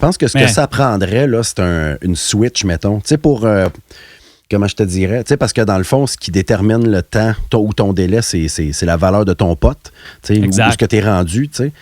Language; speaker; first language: French; native; French